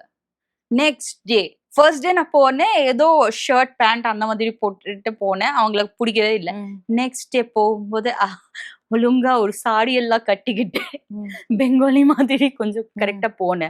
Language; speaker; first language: Tamil; non-native, local second language; Bangla